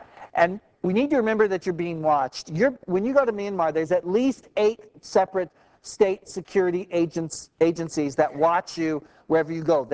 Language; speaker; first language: English; native; English